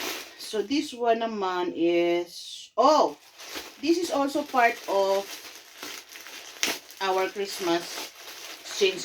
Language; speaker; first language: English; non-native, local second language; Filipino